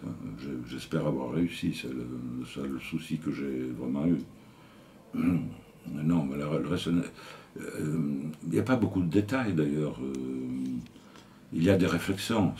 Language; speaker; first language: French; native; French